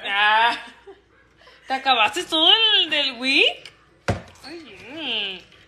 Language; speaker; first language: Spanish; early bilingual, heritage; Spanish